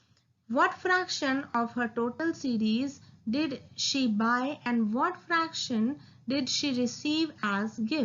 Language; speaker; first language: English; non-native, local second language; Hindi